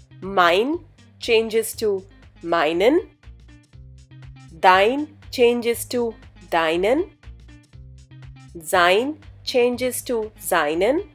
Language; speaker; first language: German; non-native, fluent; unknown